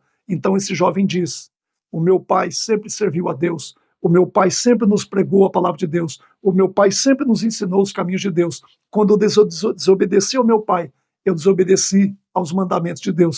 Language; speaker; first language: Portuguese; native; Portuguese